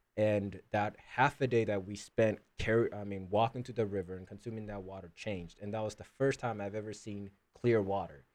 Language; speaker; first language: English; early bilingual, other home language; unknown